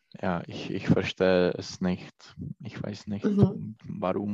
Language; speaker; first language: German; non-native, learner; Czech